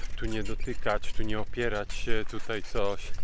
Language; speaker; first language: Polish; native; Polish